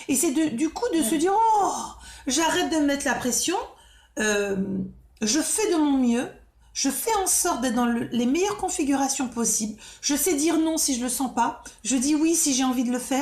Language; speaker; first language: French; native; French